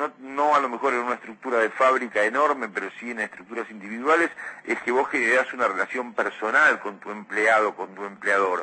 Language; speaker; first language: Spanish; native; Spanish